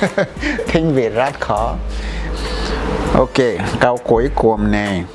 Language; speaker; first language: Vietnamese; non-native, fluent; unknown